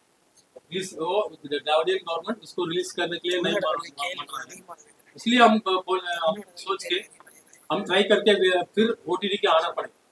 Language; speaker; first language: Hindi; non-native, learner; Tamil